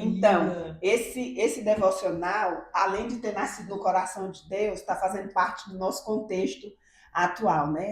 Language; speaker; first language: Portuguese; native; Portuguese